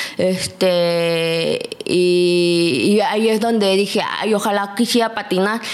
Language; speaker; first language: Spanish; native; Spanish